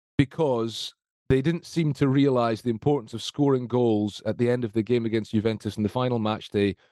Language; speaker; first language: English; native; English